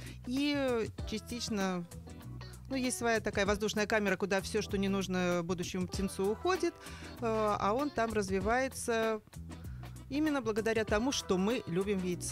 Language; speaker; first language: Russian; native; Russian